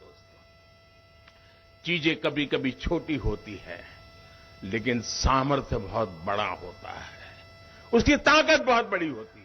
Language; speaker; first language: Hindi; non-native, local second language; Gujarati